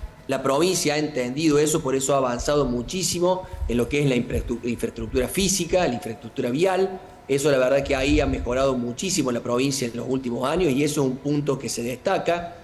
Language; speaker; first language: Spanish; native; Spanish